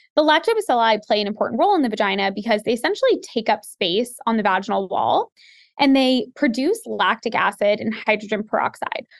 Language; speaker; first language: English; native; English